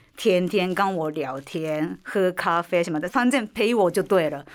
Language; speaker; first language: Chinese; non-native, fluent; Japanese